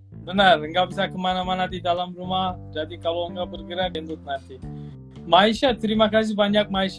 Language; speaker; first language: Indonesian; non-native, fluent; Turkish